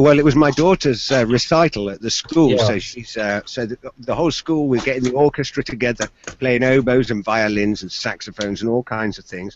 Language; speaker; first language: English; native; English